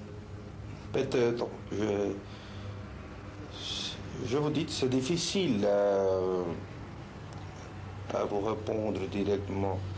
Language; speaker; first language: French; non-native, fluent; Spanish